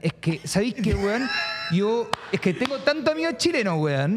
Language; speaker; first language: Spanish; early bilingual, heritage; Spanish